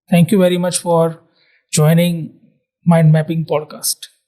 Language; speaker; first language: English; non-native, local second language; Gujarati